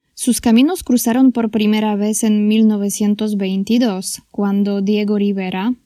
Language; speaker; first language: Spanish; non-native, fluent; Polish